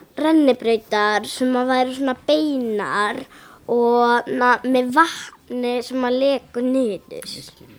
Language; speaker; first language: Icelandic; early bilingual, other home language; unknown